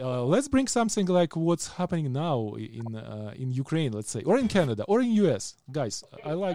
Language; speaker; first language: English; non-native, fluent; Ukrainian